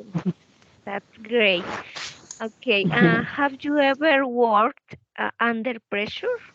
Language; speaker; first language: English; non-native, learner; Spanish